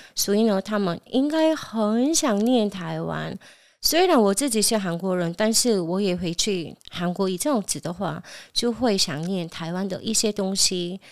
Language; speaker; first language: Chinese; non-native, fluent; Korean